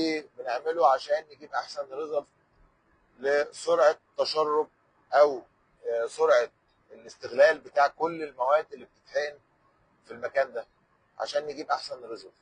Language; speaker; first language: Arabic; native; Arabic